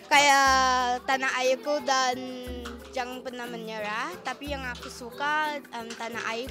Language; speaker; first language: Indonesian; early bilingual, heritage; Indonesian